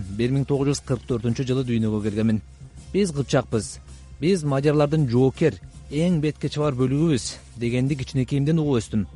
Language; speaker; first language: Kyrgyz; non-native, fluent; Hungarian